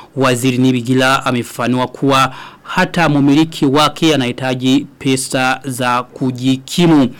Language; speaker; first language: Swahili; non-native, local second language; Rundi